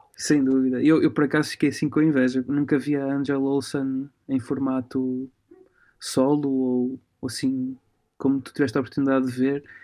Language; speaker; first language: Portuguese; early bilingual, other home language; Romanian